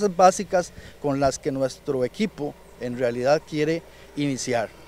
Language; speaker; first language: Spanish; native; Spanish